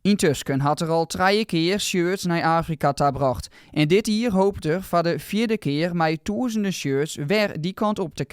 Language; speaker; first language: Dutch; non-native, local second language; Western Frisian